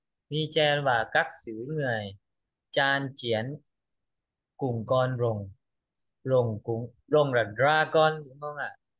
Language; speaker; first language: Vietnamese; non-native, learner; Lao